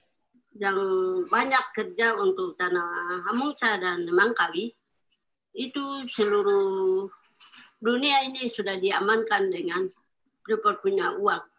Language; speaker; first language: Indonesian; non-native, local second language; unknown